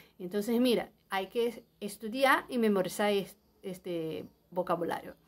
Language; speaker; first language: Spanish; non-native, fluent; Portuguese